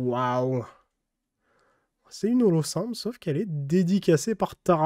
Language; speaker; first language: French; native; French